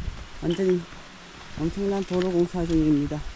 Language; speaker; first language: Korean; native; Korean